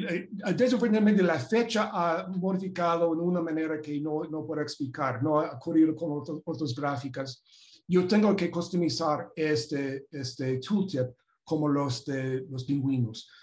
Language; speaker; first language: Spanish; non-native, fluent; English